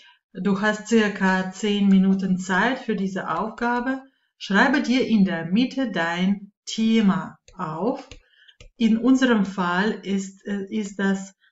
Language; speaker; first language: German; non-native, fluent; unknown